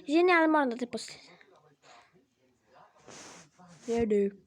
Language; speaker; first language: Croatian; early bilingual, heritage; Croatian